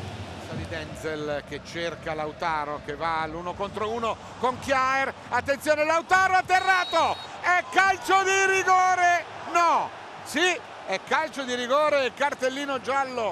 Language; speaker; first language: Italian; native; Italian